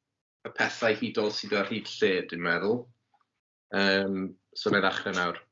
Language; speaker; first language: Welsh; native; Welsh